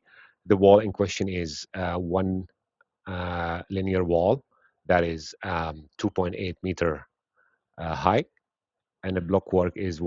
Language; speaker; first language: English; non-native, fluent; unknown